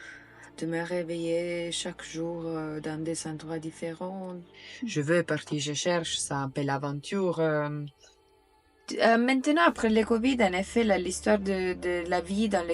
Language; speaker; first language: French; non-native, fluent; Italian